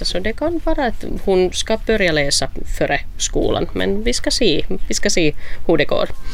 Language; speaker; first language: Swedish; non-native, local second language; Finnish